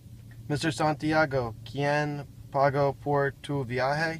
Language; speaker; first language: Spanish; non-native, learner; English